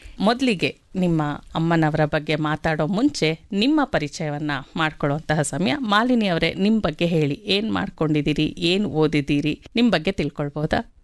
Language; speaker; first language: Kannada; native; Kannada